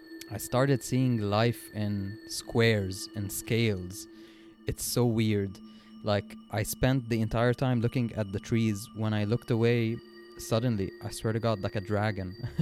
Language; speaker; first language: English; non-native, local second language; Arabic